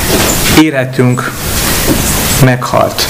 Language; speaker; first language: Hungarian; non-native, fluent; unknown